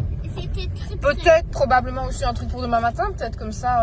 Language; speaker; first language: French; native; French